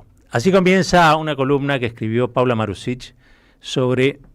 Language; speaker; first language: Spanish; native; Spanish